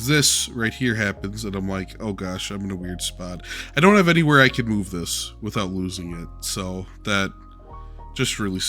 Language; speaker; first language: English; native; English